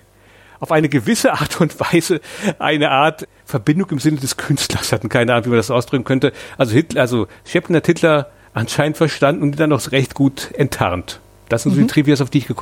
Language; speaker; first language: German; native; German